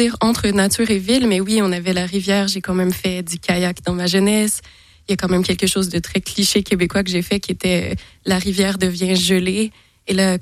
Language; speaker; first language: French; native; French